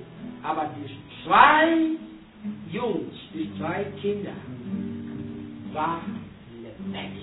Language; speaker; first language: German; non-native, learner; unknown